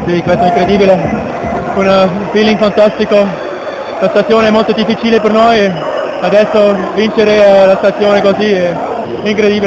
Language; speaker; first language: Italian; non-native, learner; German